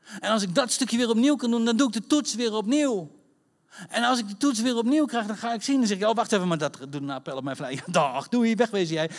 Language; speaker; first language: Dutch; native; Dutch